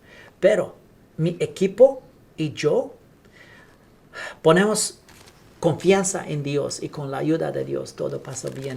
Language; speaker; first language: Spanish; non-native, learner; English